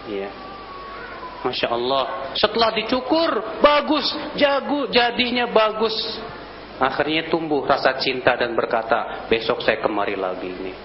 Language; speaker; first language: Indonesian; native; Indonesian